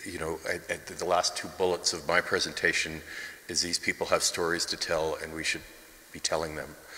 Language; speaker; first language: English; native; English